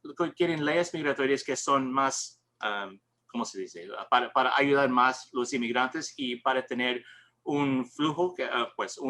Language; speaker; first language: Spanish; non-native, learner; English